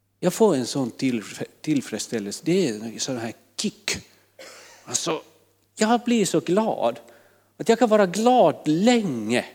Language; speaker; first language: Swedish; non-native, fluent; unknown